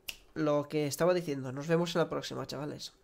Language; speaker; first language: Spanish; native; Spanish